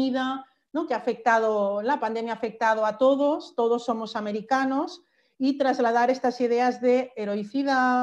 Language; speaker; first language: Spanish; native; Spanish